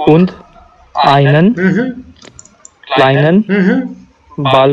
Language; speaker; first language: German; non-native, learner; Hindi